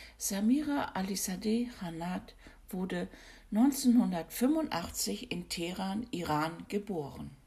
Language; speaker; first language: German; native; German